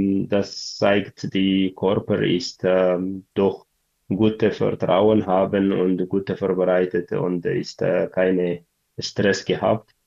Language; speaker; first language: German; non-native, learner; Tigrinya